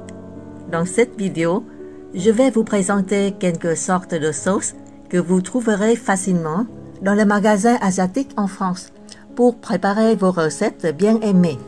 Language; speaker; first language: French; non-native, fluent; Vietnamese